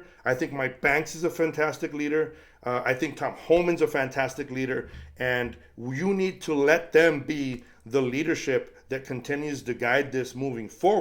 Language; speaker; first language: English; native; English